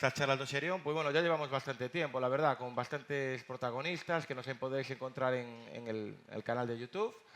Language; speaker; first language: Spanish; native; Spanish